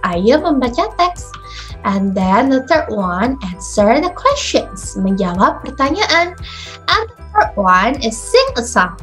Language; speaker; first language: English; non-native, fluent; Indonesian